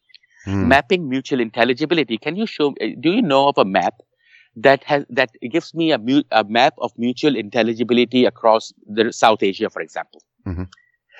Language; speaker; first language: English; non-native, local second language; Urdu